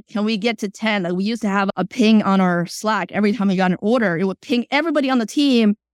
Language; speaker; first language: English; early bilingual, other home language; Chinese